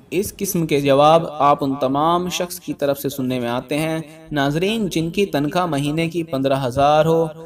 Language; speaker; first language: Urdu; native; Urdu